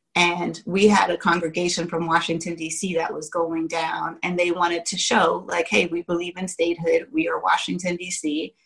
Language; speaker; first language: English; native; English